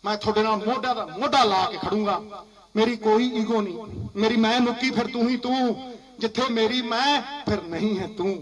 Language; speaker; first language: Hindi; non-native, local second language; Punjabi